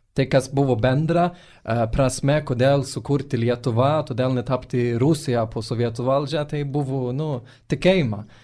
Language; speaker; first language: Lithuanian; non-native, fluent; Swedish